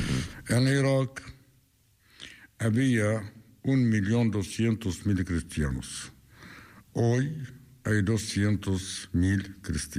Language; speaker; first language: Spanish; non-native, fluent; Arabic